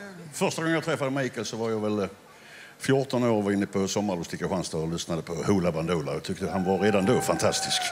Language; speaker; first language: Swedish; native; Swedish